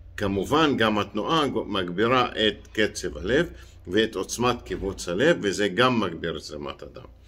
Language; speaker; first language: Hebrew; non-native, local second language; Arabic